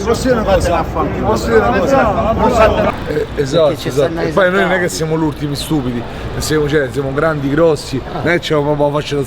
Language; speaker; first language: Italian; native; Italian